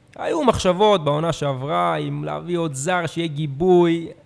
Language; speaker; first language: Hebrew; native; Hebrew